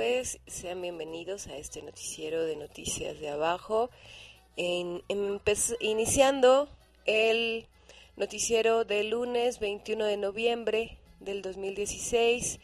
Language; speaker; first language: Spanish; native; Spanish